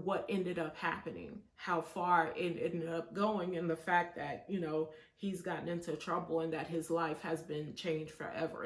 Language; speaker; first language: English; native; English